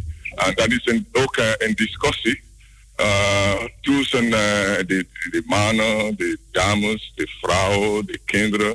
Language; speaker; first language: Dutch; non-native, learner; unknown